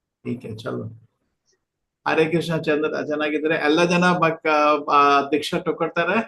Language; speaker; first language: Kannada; non-native, learner; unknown